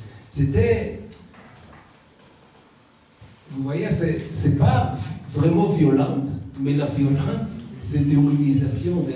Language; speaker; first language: French; non-native, learner; Hebrew